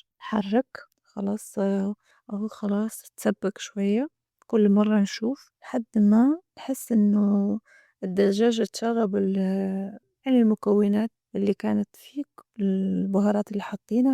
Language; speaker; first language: Arabic; native; Arabic